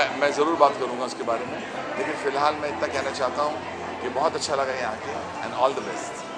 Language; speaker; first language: Hindi; native; Hindi